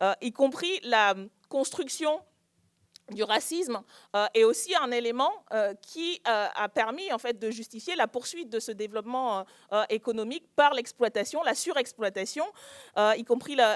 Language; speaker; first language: French; native; French